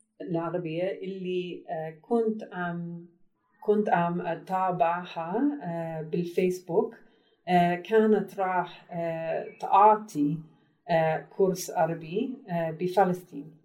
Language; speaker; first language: Arabic; non-native, learner; English